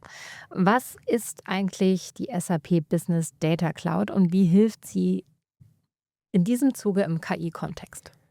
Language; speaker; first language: German; native; German